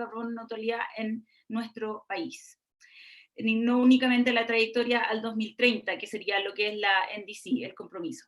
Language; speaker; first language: Spanish; native; Spanish